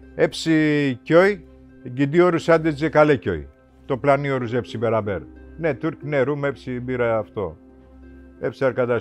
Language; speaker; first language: Turkish; non-native, local second language; Greek